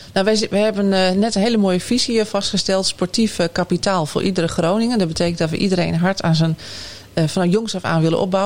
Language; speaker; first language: Dutch; native; Dutch